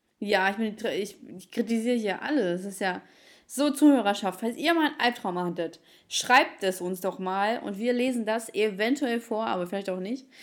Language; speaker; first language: German; early bilingual, other home language; Ukrainian